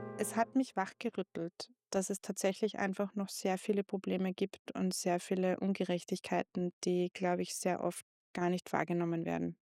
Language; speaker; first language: German; native; German